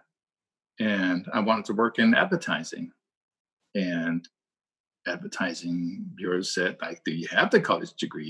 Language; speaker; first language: English; non-native, fluent; Danish